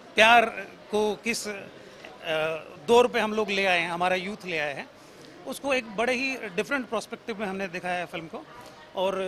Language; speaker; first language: Hindi; native; Hindi